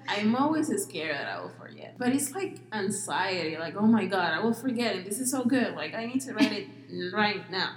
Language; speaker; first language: English; non-native, local second language; Spanish